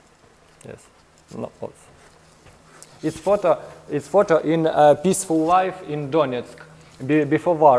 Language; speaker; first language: English; non-native, learner; Ukrainian